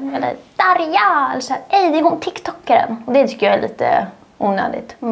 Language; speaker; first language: Swedish; early bilingual, other home language; Russian